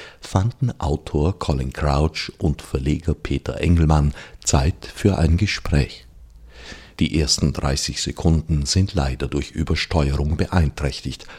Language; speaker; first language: German; native; German